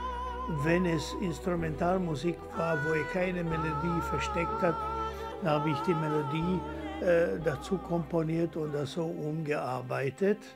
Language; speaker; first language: German; non-native, fluent; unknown